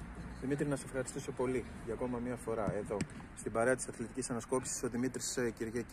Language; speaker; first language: Greek; native; Greek